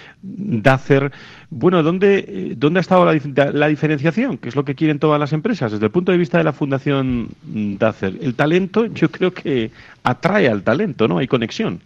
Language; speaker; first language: Spanish; native; Spanish